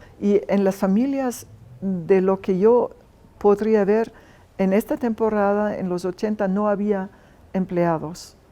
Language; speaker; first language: Spanish; non-native, fluent; German